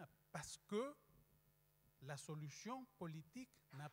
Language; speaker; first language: French; non-native, fluent; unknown